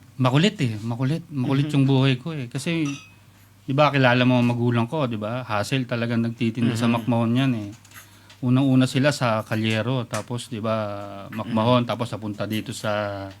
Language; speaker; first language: Filipino; native; Filipino